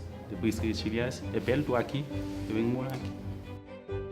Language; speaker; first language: Portuguese; non-native, learner; Haitian Creole